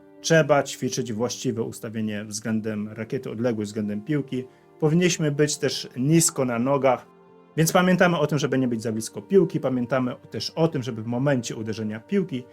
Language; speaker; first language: Polish; native; Polish